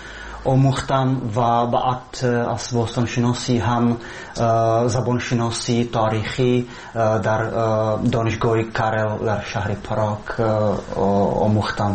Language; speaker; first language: Persian; non-native, fluent; Czech